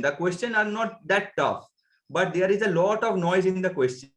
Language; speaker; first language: English; non-native, local second language; Bangla